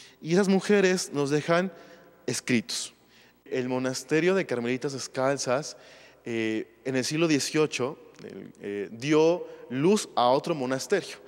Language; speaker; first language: Spanish; native; Spanish